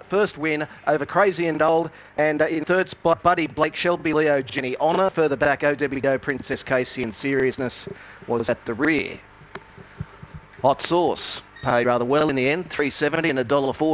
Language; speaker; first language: English; native; English